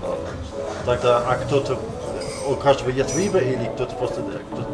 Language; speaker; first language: Russian; non-native, learner; English